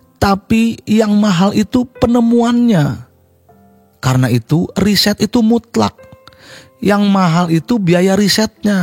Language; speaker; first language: Indonesian; native; Indonesian